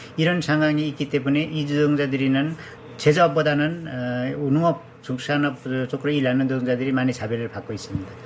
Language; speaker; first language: Korean; non-native, fluent; Nepali